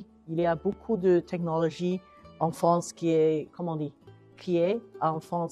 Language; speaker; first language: French; non-native, learner; Chinese